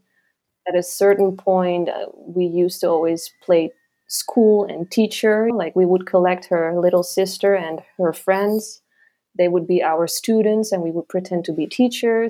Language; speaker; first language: English; non-native, fluent; Dutch